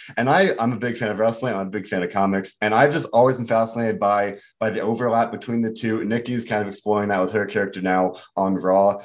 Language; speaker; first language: English; native; English